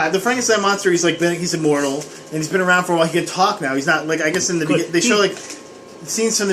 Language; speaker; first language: English; native; English